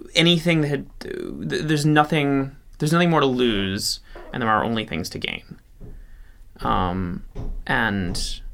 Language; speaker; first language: English; native; English